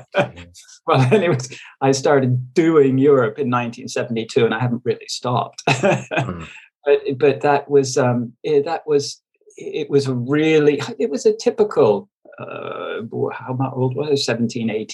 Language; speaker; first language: English; native; English